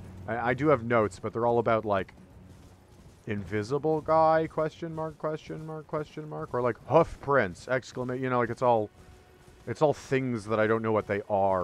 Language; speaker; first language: English; native; English